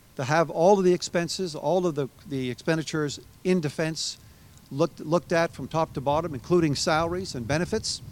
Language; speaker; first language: English; native; English